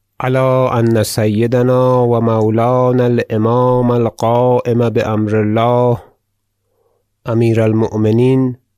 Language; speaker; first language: Arabic; non-native, fluent; Persian